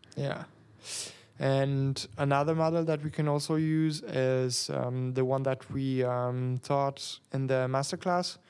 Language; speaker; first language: English; non-native, fluent; French